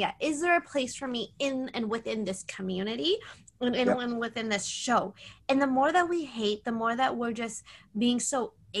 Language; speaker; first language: English; native; English